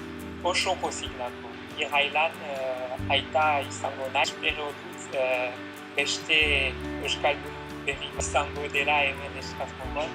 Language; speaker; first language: Basque; non-native, learner; French